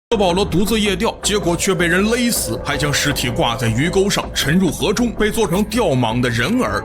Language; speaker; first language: Chinese; native; Chinese